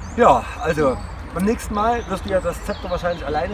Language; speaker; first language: German; native; German